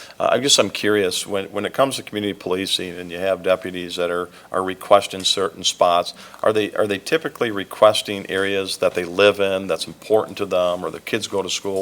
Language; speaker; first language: English; native; English